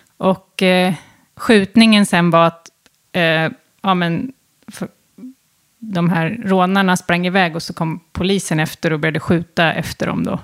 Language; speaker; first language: Swedish; native; Swedish